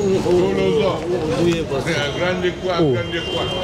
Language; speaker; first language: Italian; non-native, learner; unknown